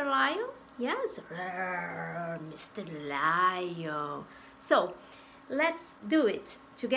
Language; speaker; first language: English; non-native, fluent; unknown